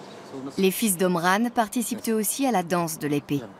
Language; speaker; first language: French; native; French